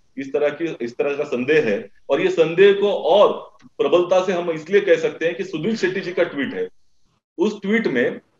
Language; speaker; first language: Hindi; non-native, local second language; Marathi